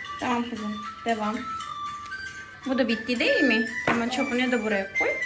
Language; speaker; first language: Turkish; non-native, fluent; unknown